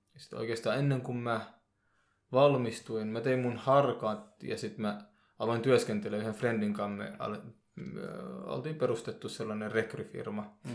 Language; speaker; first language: Finnish; early bilingual, other home language; Oromo